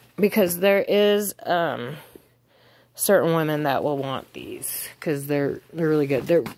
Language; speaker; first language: English; native; English